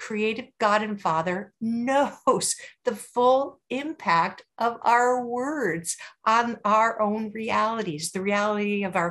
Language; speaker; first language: English; native; English